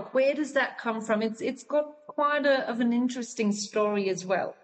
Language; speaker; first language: English; non-native, fluent; Dutch